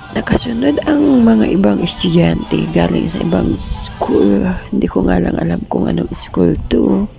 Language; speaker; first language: Filipino; non-native, local second language; Pangasinan